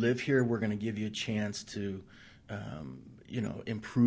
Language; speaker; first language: English; native; English